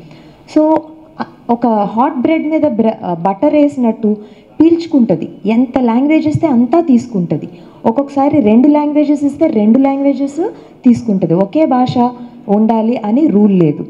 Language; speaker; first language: Telugu; native; Telugu